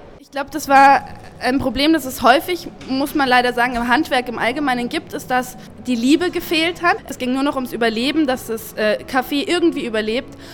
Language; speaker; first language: German; native; German